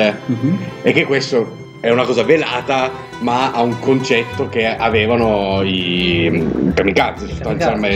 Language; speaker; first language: Italian; native; Italian